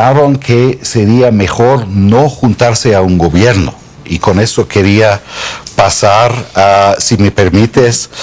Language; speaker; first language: Spanish; non-native, fluent; German